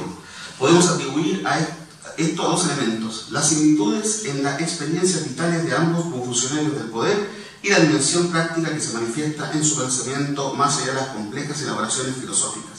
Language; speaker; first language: Spanish; native; Spanish